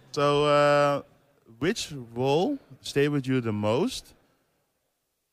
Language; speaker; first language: English; non-native, learner; Dutch